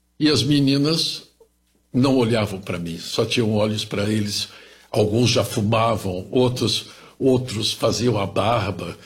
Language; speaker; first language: Portuguese; early bilingual, other home language; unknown